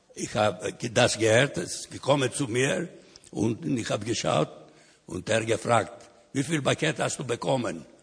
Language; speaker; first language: German; non-native, learner; Ladino